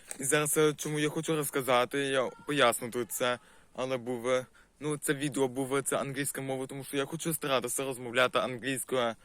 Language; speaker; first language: Ukrainian; non-native, local second language; Russian